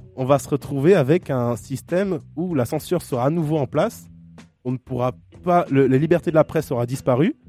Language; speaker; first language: French; native; French